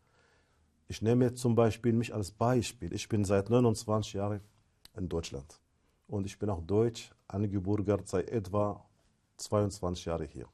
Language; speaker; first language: German; non-native, fluent; Arabic